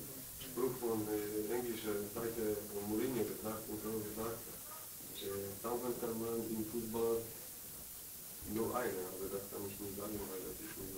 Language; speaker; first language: German; non-native, learner; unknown